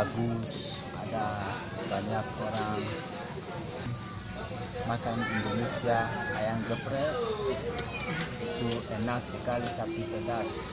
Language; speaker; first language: Indonesian; non-native, learner; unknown